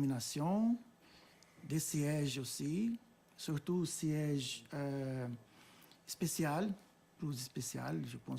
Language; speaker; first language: French; non-native, fluent; Portuguese